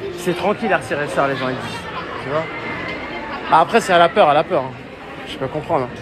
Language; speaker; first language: French; early bilingual, other home language; Arabic